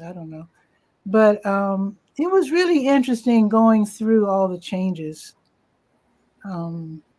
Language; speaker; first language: English; native; English